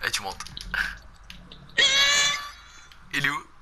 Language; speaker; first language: French; native; French